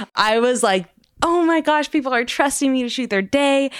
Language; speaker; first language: English; native; English